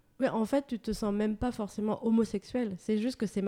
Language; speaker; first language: French; native; French